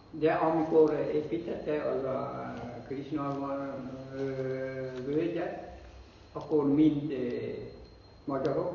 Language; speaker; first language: Hungarian; non-native, fluent; English